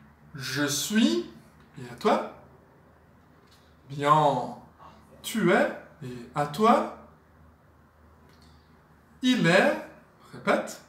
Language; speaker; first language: French; non-native, fluent; Portuguese